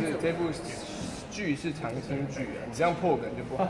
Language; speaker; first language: Chinese; native; Chinese